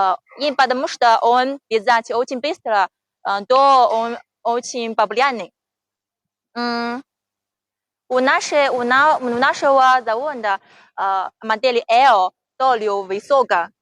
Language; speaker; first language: Russian; non-native, learner; Chinese